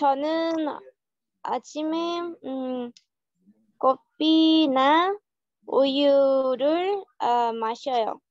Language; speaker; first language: Korean; non-native, learner; Spanish